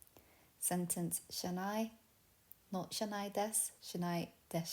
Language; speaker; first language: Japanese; non-native, fluent; English